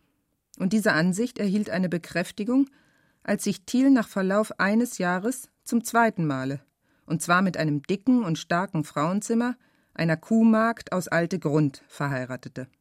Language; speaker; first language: German; native; German